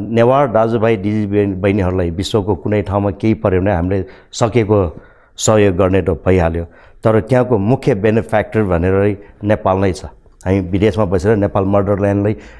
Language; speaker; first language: Nepali; non-native, local second language; Newari